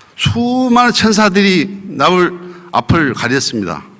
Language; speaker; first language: Korean; native; Korean